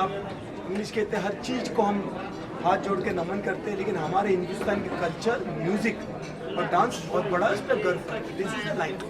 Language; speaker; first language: Hindi; native; Hindi